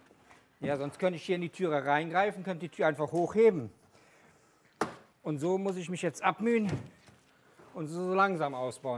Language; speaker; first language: German; native; German